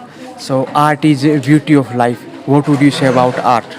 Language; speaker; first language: English; non-native, local second language; Hindi